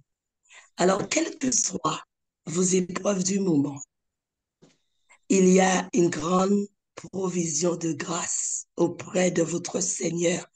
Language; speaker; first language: French; native; French